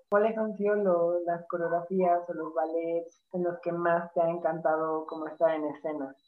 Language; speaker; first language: Spanish; native; Spanish